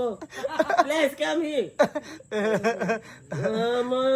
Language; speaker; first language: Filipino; non-native, learner; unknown